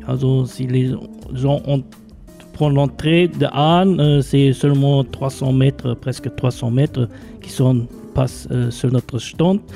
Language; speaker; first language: French; non-native, local second language; Luxembourgish